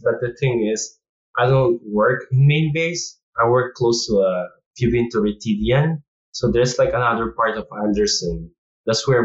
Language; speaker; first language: English; non-native, local second language; Filipino